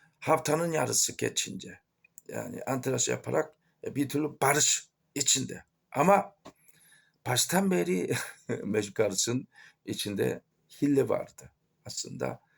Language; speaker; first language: Turkish; non-native, fluent; Korean